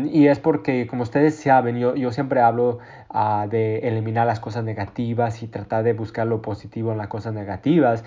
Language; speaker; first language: Spanish; early bilingual, heritage; Spanish